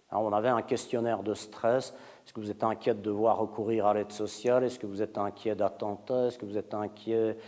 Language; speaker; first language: French; native; French